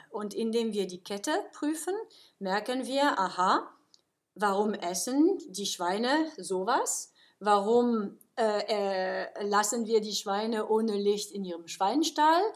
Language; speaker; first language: German; non-native, fluent; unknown